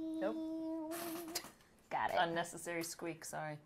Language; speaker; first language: English; native; English